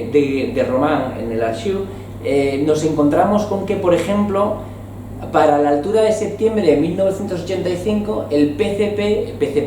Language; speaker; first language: Spanish; native; Spanish